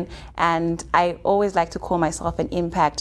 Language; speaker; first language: English; non-native, local second language; Shona